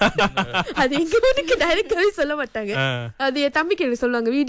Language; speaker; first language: Tamil; early bilingual, heritage; Tamil